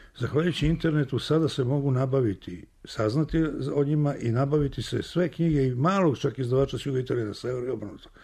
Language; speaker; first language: Serbian; native; Serbian